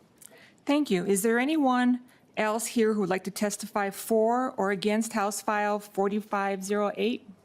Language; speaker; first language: English; native; English